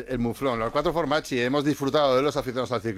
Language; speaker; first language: Spanish; native; Spanish